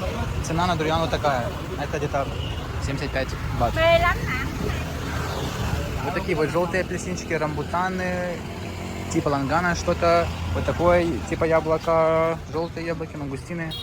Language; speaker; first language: Russian; native; Russian